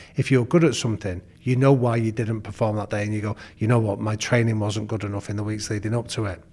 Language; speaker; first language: English; native; English